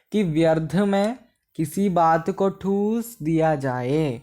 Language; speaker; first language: Hindi; non-native, local second language; Malayalam